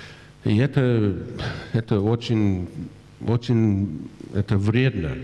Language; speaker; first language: Russian; non-native, fluent; English